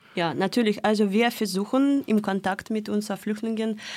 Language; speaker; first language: German; non-native, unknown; Russian